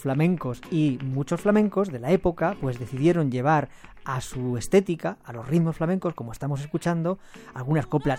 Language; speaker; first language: Spanish; native; Spanish